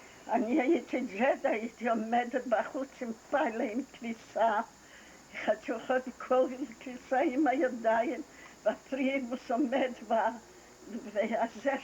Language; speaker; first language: Hebrew; non-native, fluent; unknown